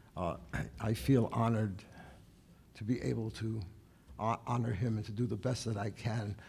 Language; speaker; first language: English; native; English